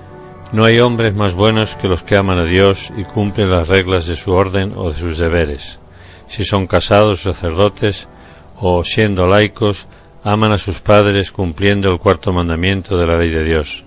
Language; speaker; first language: Spanish; native; Spanish